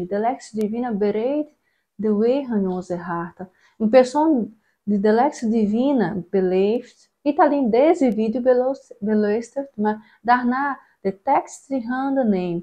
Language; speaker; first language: German; non-native, learner; Portuguese